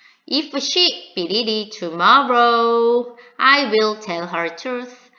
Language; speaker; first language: English; non-native, fluent; Korean